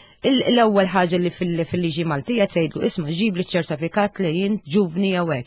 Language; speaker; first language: Maltese; non-native, fluent; Arabic